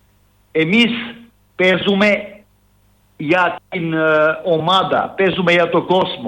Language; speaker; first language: Greek; non-native, fluent; Serbian